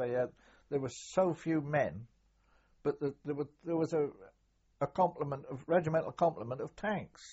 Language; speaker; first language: English; native; English